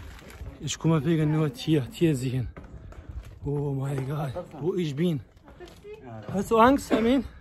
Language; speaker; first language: German; non-native, learner; Persian